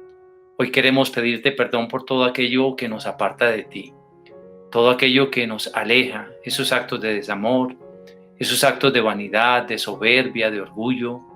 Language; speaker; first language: Spanish; native; Spanish